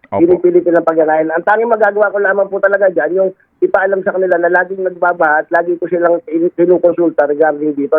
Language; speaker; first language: Filipino; native; Filipino